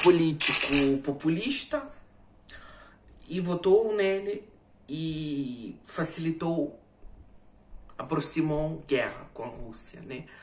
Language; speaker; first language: Portuguese; non-native, fluent; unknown